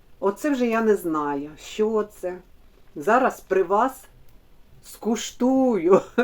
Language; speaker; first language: Ukrainian; non-native, local second language; Russian